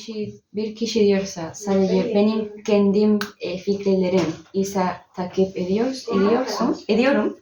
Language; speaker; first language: Turkish; non-native, learner; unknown